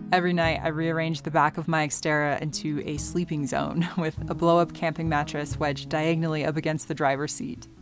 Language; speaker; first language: English; native; English